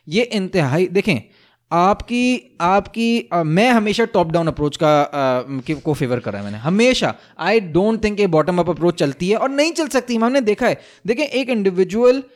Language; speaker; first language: Urdu; native; Urdu